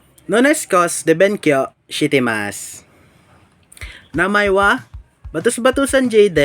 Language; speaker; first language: Japanese; non-native, learner; Hiligaynon